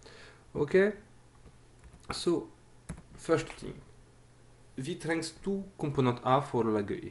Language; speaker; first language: Norwegian; non-native, fluent; French